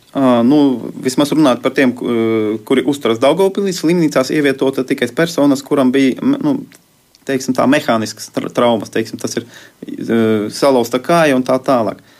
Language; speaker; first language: Latvian; non-native, local second language; Russian